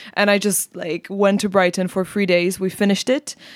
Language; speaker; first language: English; non-native, fluent; Czech